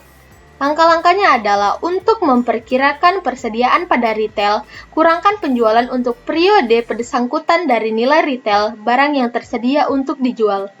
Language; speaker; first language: Indonesian; native; Indonesian